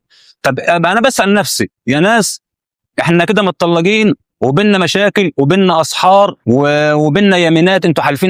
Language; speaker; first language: Arabic; native; Arabic